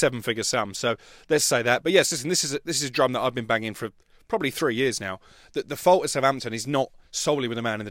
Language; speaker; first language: English; native; English